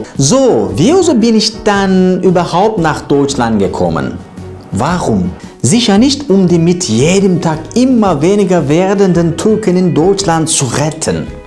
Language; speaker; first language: German; non-native, learner; Turkish